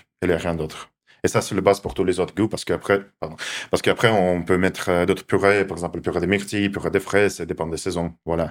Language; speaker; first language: French; non-native, learner; Russian